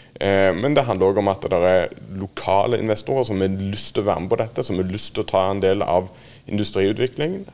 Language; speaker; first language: Norwegian; native; Norwegian